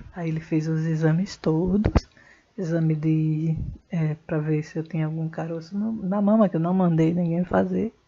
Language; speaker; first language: Portuguese; native; Portuguese